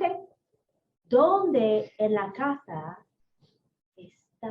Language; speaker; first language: Spanish; non-native, fluent; English